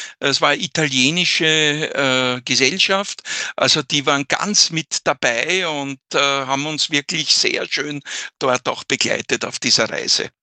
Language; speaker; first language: German; native; German